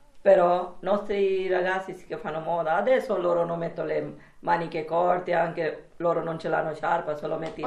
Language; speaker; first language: Italian; non-native, learner; Urdu